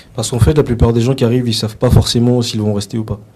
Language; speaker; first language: French; native; French